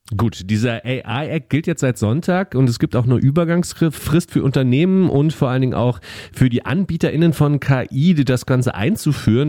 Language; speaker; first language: German; native; German